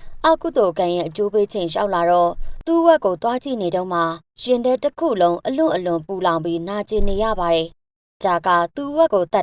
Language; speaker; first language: Burmese; native; Burmese